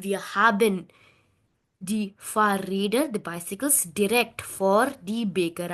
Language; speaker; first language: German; non-native, fluent; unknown